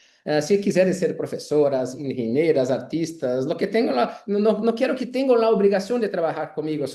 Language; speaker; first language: Spanish; non-native, learner; Portuguese